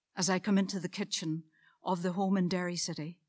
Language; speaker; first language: English; native; English